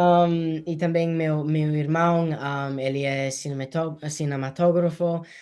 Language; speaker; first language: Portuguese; early bilingual, heritage; English